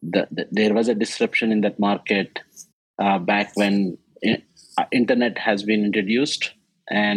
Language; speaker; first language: English; non-native, local second language; Telugu